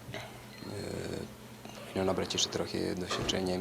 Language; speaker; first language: Polish; non-native, fluent; Serbian